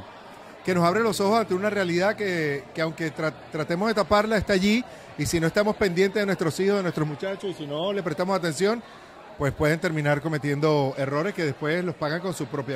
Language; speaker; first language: Spanish; native; Spanish